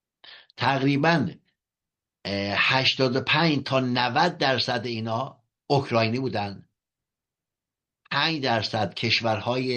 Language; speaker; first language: Persian; native; Persian